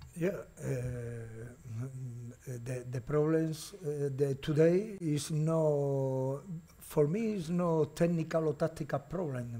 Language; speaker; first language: English; non-native, learner; Portuguese